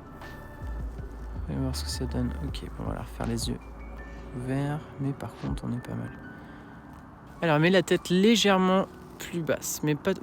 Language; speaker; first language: French; native; French